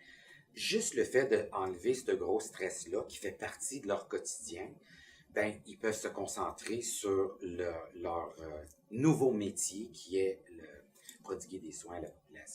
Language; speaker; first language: French; native; French